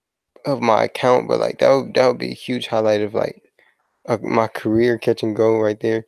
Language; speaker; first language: English; native; English